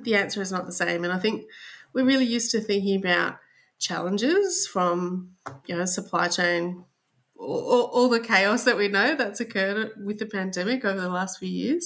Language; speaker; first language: English; native; English